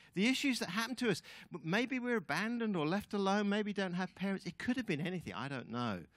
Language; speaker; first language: English; native; English